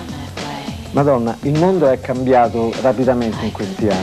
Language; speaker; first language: Italian; native; Italian